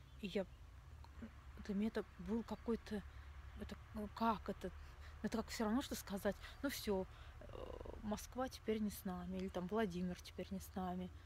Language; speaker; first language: Russian; native; Russian